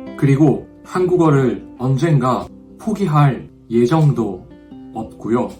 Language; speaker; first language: Korean; non-native, fluent; Japanese